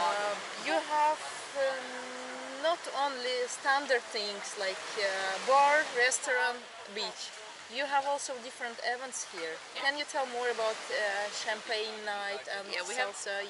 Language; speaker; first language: English; non-native, fluent; Russian